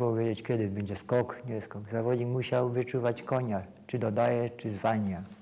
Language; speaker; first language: Polish; native; Polish